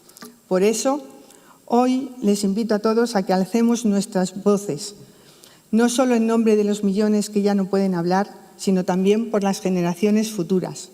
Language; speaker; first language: Spanish; native; Spanish